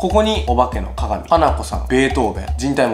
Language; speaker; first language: Japanese; native; Japanese